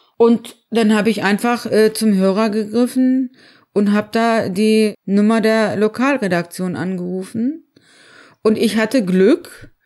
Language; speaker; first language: German; early bilingual, other home language; Turkish